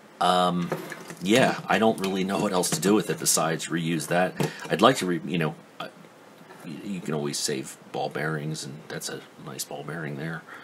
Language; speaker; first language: English; native; English